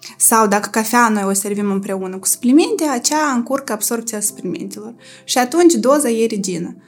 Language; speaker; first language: Romanian; native; Romanian